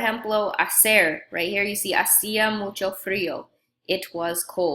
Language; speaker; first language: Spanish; non-native, fluent; English